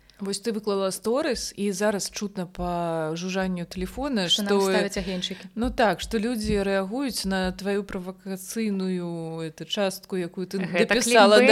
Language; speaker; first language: Belarusian; non-native, local second language; Russian